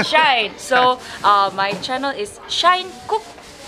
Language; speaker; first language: English; non-native, fluent; Filipino